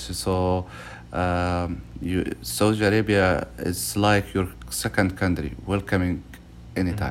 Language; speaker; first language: English; non-native, learner; Arabic